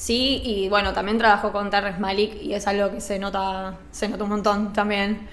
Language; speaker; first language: Spanish; native; Spanish